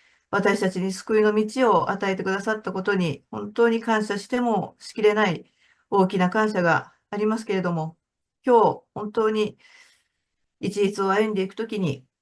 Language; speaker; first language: Japanese; native; Japanese